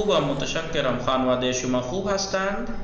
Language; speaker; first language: Persian; non-native, fluent; Urdu